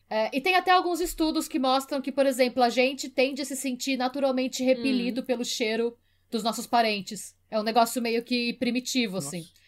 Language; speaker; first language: Portuguese; native; Portuguese